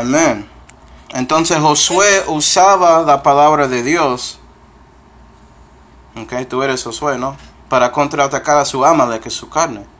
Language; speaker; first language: Spanish; non-native, fluent; English